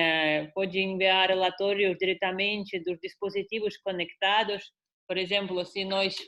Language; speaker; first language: Portuguese; non-native, fluent; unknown